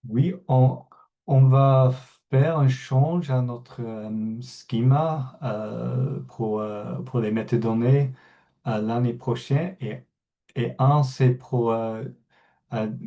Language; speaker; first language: French; non-native, fluent; English